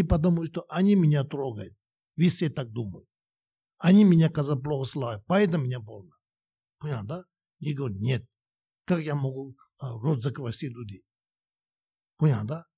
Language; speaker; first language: Russian; non-native, learner; Tibetan